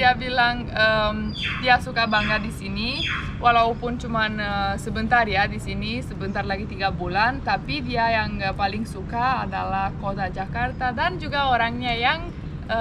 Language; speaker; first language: Indonesian; non-native, fluent; Romanian